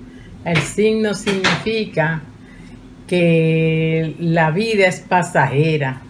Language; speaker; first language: Spanish; native; Spanish